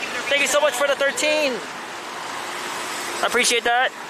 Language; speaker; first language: English; early bilingual, other home language; Chinese